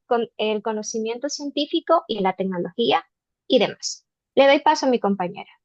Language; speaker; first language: Spanish; native; Spanish